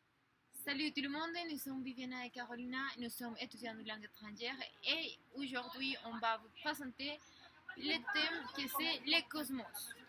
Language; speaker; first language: French; non-native, learner; Spanish